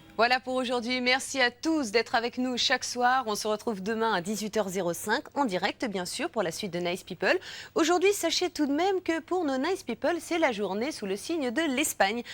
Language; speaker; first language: French; native; French